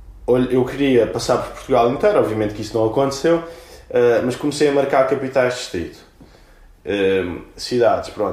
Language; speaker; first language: Portuguese; native; Portuguese